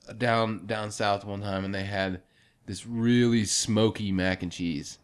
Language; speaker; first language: English; native; English